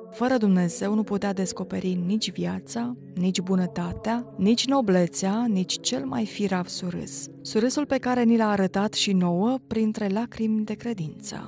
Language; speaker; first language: Romanian; native; Romanian